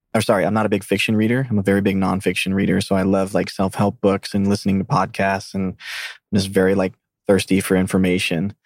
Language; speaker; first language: English; native; English